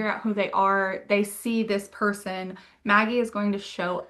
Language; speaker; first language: English; native; English